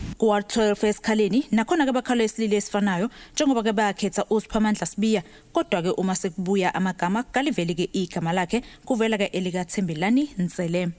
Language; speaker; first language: Zulu; native; Zulu